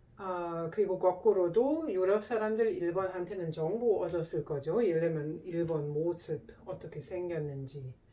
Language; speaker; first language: Korean; non-native, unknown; German